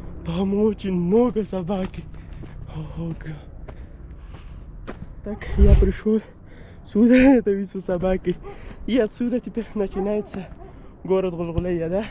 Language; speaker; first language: Russian; non-native, learner; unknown